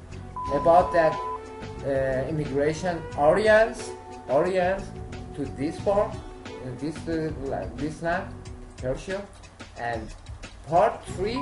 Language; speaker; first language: English; non-native, learner; Persian